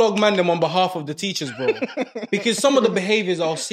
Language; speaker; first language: English; non-native, local second language; Yoruba